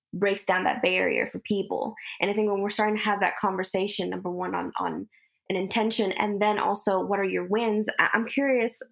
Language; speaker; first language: English; early bilingual, other home language; Spanish